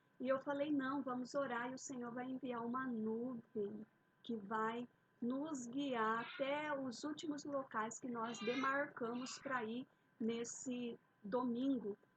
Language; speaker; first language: Portuguese; native; Portuguese